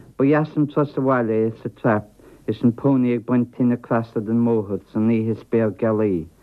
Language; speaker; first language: Irish; non-native, local second language; English